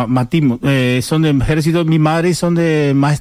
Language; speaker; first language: Spanish; non-native, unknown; Chinese